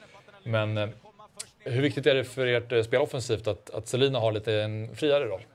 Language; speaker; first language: Swedish; native; Swedish